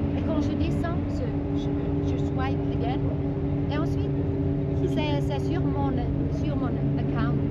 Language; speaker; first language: French; non-native, local second language; German